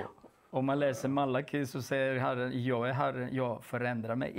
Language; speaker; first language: Swedish; non-native, fluent; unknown